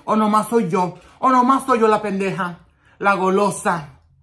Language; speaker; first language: Spanish; early bilingual, heritage; Spanish